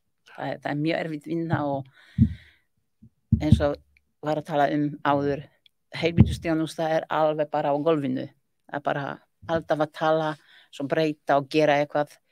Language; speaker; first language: Icelandic; non-native, learner; Polish